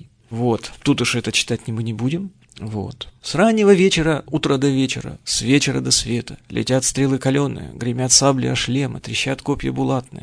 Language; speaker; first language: Russian; native; Russian